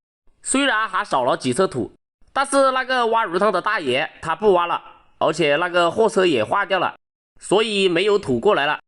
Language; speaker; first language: Chinese; native; Chinese